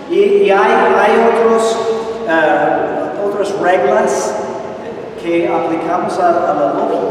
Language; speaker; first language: Spanish; non-native, fluent; English